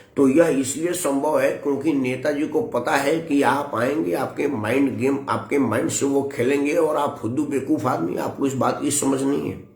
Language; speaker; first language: Hindi; native; Hindi